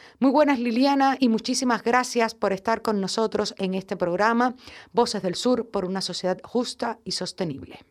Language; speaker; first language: Spanish; native; Spanish